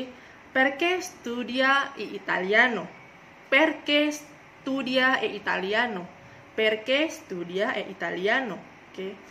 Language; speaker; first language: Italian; non-native, learner; Indonesian